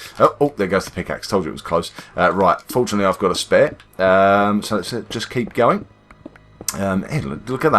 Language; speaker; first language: English; native; English